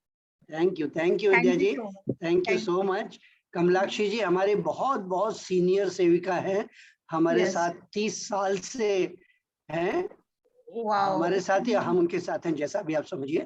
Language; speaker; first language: Hindi; native; Hindi